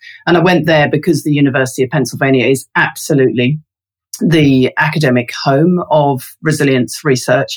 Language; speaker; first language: English; native; English